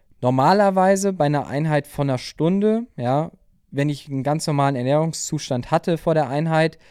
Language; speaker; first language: German; native; German